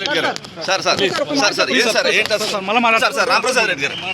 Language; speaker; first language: Telugu; native; Telugu